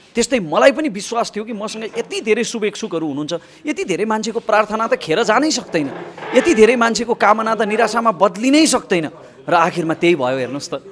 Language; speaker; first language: Nepali; native; Nepali